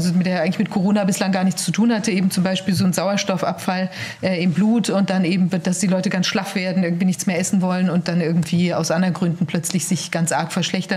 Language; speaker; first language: German; native; German